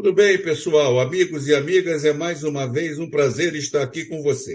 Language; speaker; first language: Portuguese; native; Portuguese